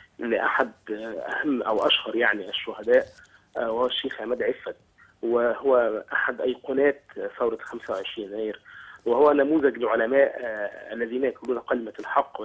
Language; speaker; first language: Arabic; native; Arabic